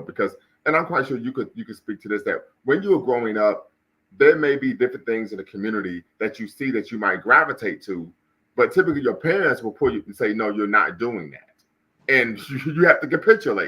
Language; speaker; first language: English; native; English